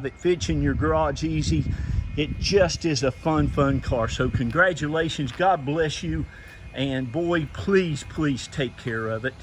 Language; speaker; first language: English; native; English